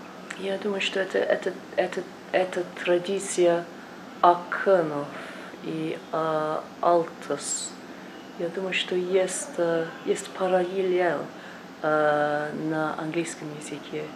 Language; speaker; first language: Russian; non-native, learner; English